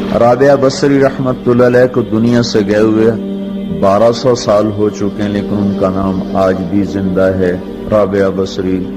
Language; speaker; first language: Urdu; non-native, local second language; Punjabi